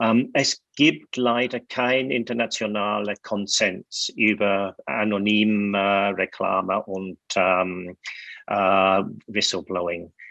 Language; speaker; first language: German; non-native, fluent; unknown